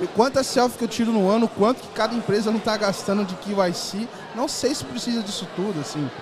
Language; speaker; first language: Portuguese; native; Portuguese